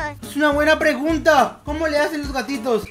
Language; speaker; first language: Spanish; native; Spanish